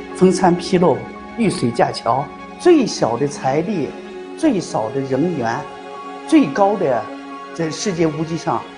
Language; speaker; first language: Chinese; native; Chinese